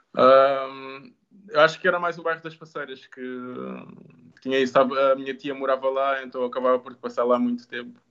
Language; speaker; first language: Portuguese; native; Portuguese